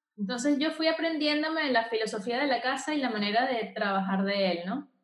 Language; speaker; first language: Spanish; native; Spanish